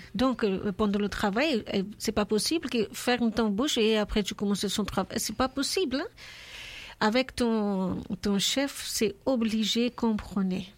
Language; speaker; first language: French; non-native, learner; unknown